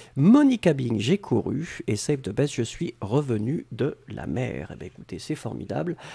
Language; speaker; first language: French; native; French